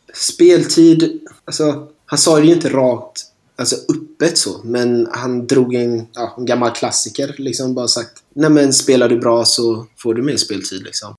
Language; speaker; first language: Swedish; native; Swedish